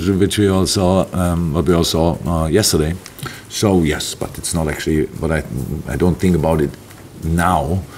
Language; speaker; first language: English; non-native, fluent; German